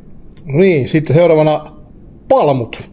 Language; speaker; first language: Finnish; native; Finnish